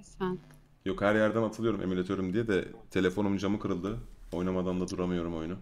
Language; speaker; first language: Turkish; early bilingual, heritage; Turkish